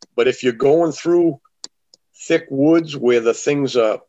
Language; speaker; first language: English; native; English